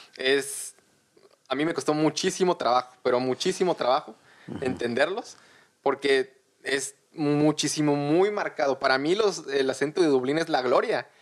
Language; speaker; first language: Spanish; native; Spanish